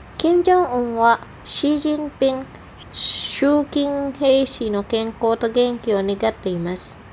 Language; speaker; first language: Japanese; non-native, fluent; Indonesian